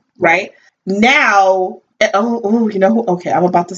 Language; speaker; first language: English; native; English